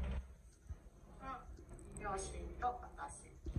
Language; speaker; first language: Japanese; non-native, learner; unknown